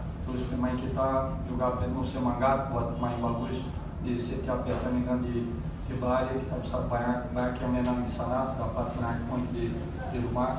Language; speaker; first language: Indonesian; non-native, fluent; Portuguese